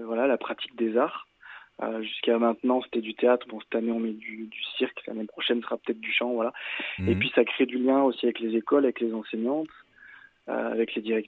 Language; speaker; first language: French; native; French